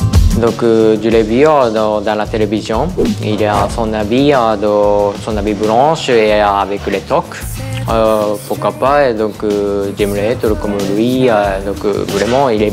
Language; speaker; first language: French; non-native, learner; Japanese